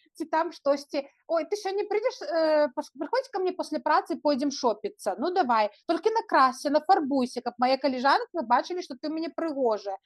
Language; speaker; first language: Belarusian; non-native, local second language; Russian